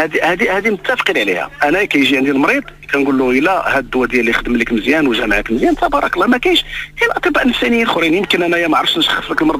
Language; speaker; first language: Arabic; native; Arabic